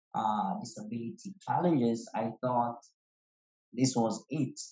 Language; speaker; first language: English; non-native, local second language; Kikuyu